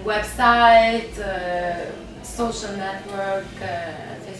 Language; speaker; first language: Italian; non-native, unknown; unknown